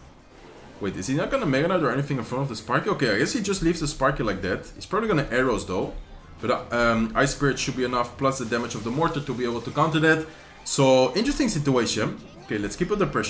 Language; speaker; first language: English; non-native, fluent; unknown